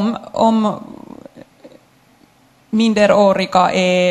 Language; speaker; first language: Swedish; non-native, local second language; Finnish